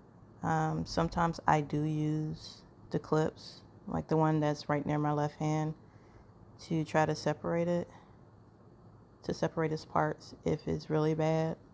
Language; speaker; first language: English; native; English